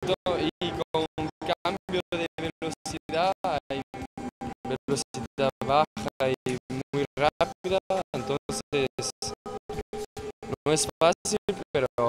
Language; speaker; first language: Spanish; non-native, fluent; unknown